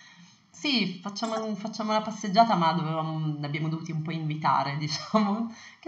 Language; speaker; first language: Italian; native; Italian